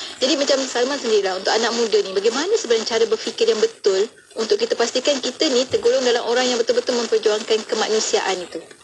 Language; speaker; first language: Malay; native; Malay